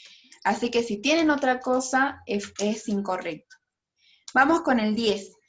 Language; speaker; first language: Spanish; native; Spanish